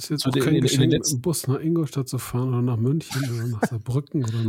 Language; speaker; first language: German; native; German